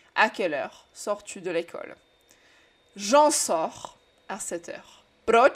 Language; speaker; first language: French; non-native, fluent; Czech